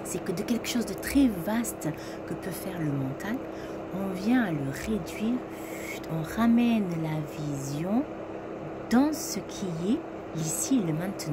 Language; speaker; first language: French; native; French